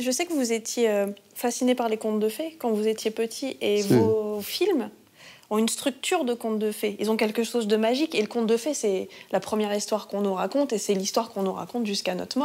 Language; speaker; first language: French; native; French